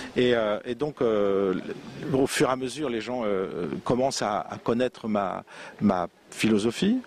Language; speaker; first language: French; non-native, local second language; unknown